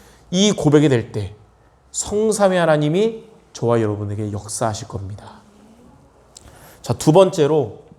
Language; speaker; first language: Korean; native; Korean